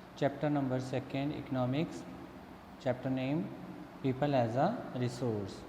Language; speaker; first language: English; non-native, local second language; Punjabi